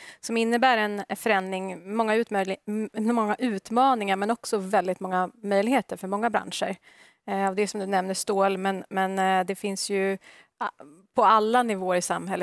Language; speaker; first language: Swedish; native; Swedish